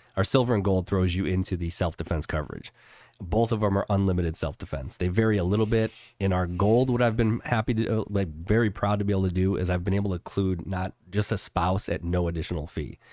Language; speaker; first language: English; native; English